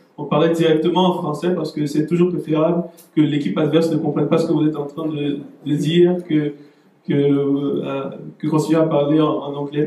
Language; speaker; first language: French; native; French